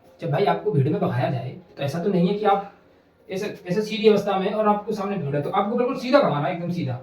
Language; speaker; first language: Hindi; native; Hindi